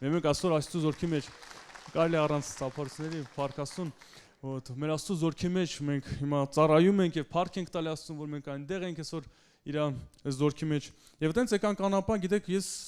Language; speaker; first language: Armenian; early bilingual, heritage; Russian